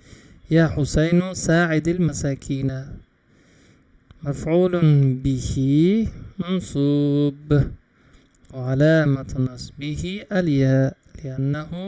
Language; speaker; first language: Arabic; non-native, fluent; Uzbek